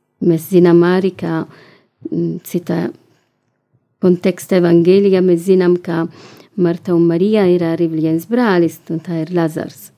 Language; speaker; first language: Latvian; non-native, learner; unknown